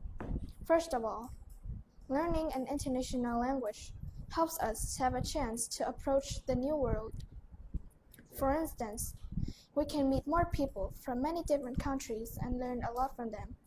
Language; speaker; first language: English; non-native, learner; Vietnamese